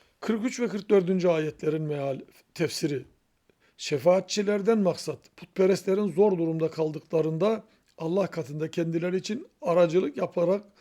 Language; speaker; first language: Turkish; native; Turkish